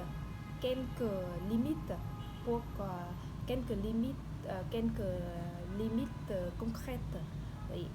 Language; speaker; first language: French; non-native, learner; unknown